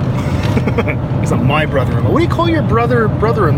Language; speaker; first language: English; native; English